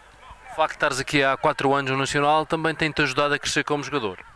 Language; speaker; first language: Portuguese; native; Portuguese